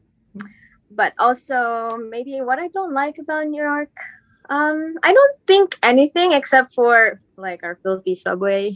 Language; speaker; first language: English; non-native, local second language; Filipino